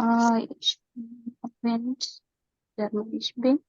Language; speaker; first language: German; non-native, learner; Malayalam